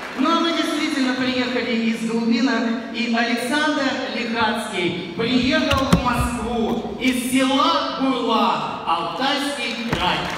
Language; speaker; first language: Russian; native; Russian